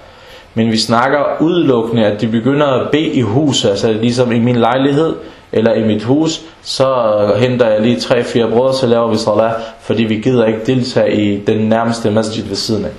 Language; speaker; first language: Danish; non-native, local second language; Arabic